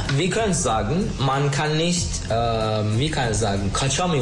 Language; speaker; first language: German; non-native, learner; Turkish